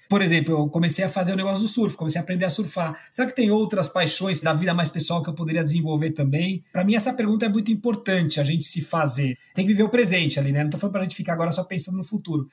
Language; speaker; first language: Portuguese; early bilingual, other home language; Spanish